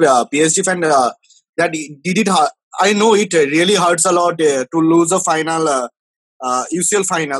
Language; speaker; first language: English; non-native, local second language; Bangla